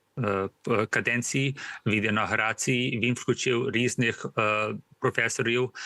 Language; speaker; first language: Ukrainian; early bilingual, heritage; Ukrainian